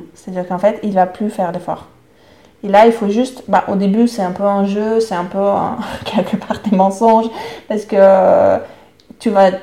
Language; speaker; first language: French; non-native, fluent; Russian